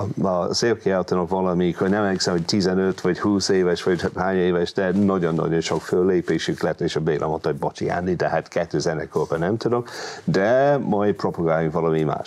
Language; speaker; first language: Hungarian; non-native, fluent; English